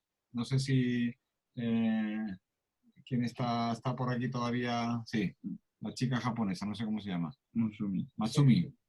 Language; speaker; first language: Spanish; native; Spanish